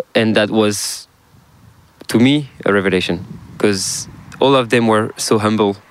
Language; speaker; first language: English; non-native, fluent; French